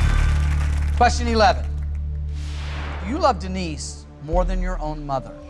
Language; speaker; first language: English; native; English